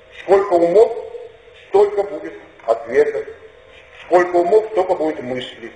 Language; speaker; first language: Russian; non-native, local second language; Georgian